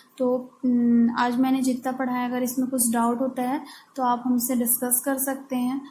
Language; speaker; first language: Hindi; native; Hindi